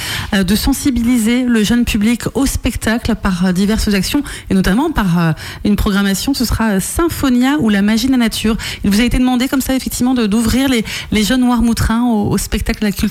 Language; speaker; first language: French; native; French